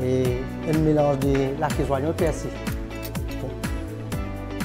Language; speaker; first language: French; non-native, local second language; Morisyen